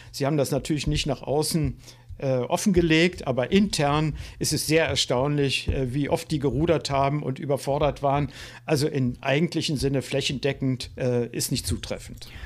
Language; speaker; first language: German; native; German